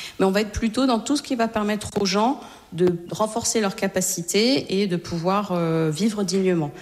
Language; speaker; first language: French; native; French